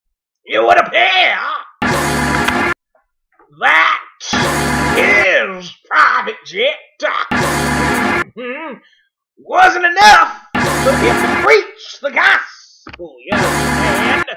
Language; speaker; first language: English; native; English